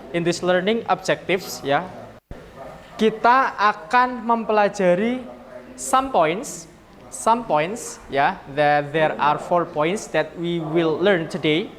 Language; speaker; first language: English; non-native, learner; Indonesian